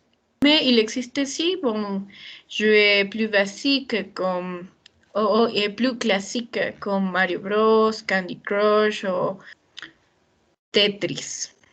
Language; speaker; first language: French; non-native, learner; Spanish